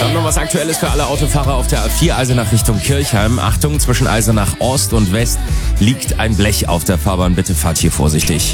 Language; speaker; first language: German; native; German